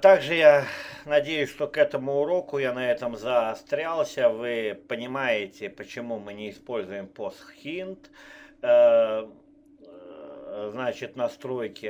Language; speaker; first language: Russian; native; Russian